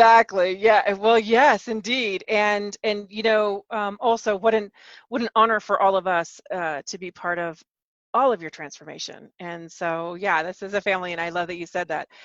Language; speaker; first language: English; native; English